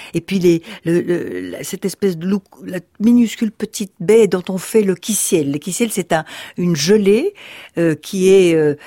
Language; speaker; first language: French; early bilingual, other home language; Russian